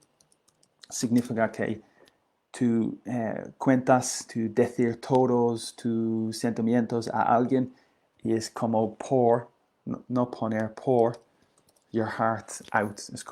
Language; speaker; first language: Spanish; non-native, learner; English